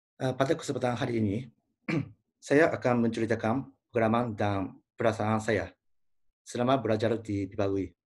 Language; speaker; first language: Indonesian; non-native, learner; Japanese